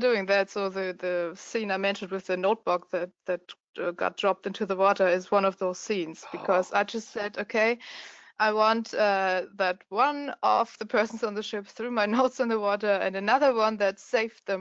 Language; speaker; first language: English; non-native, fluent; German